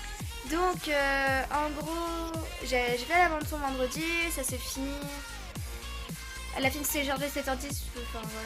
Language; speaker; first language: French; native; French